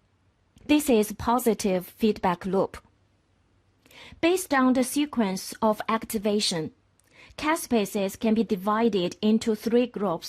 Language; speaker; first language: English; non-native, fluent; Chinese